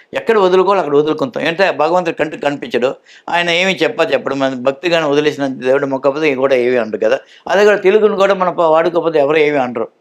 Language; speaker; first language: Telugu; early bilingual, heritage; Telugu